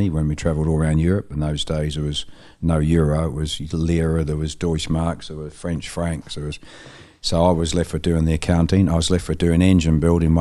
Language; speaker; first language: English; native; English